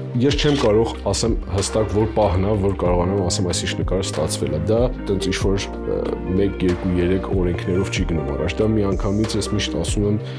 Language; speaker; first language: Armenian; early bilingual, heritage; Armenian